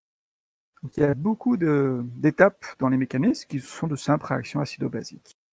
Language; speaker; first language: French; native; French